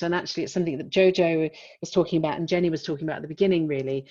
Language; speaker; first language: English; native; English